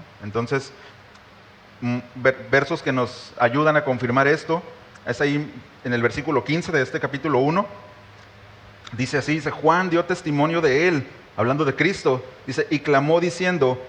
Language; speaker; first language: Spanish; native; Spanish